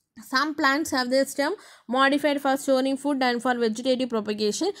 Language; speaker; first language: English; non-native, local second language; Tamil